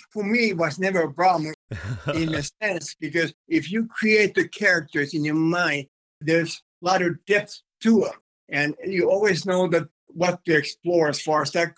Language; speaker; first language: English; non-native, fluent; Finnish